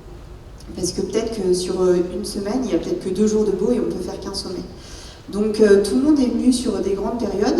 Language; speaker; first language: French; native; French